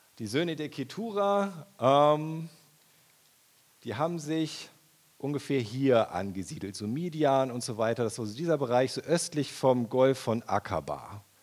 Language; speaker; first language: German; native; German